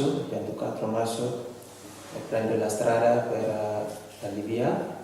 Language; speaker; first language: Italian; non-native, learner; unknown